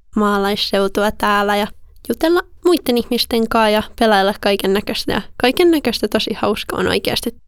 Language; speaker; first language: Finnish; native; Finnish